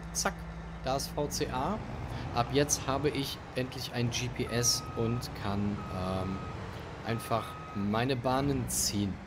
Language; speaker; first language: German; native; German